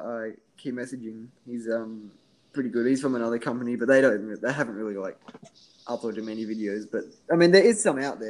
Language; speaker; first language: English; native; English